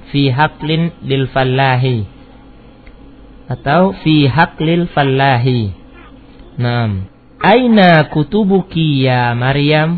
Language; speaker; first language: Arabic; non-native, fluent; Indonesian